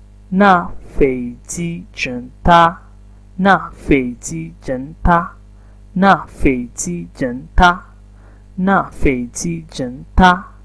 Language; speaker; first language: Chinese; non-native, learner; Urdu